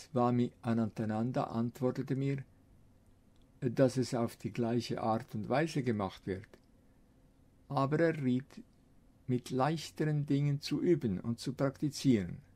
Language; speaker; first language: German; non-native, fluent; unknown